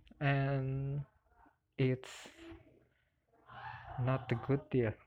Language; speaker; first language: English; non-native, learner; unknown